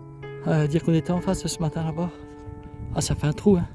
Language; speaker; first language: French; native; French